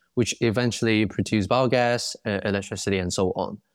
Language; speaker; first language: English; non-native, local second language; Cantonese